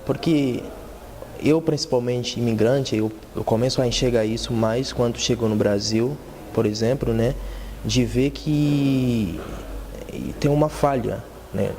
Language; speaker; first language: Portuguese; non-native, fluent; Haitian Creole